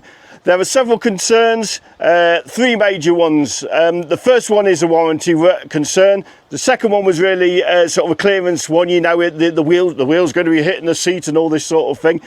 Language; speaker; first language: English; native; English